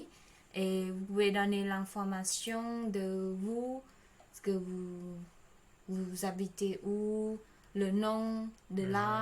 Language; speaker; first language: French; non-native, learner; Khmer